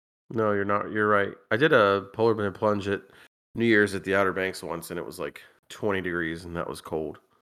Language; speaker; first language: English; native; English